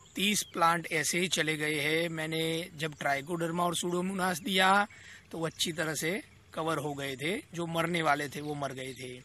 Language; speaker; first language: Hindi; non-native, local second language; Gujarati